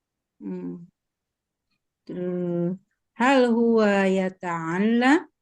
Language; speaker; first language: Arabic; non-native, learner; Indonesian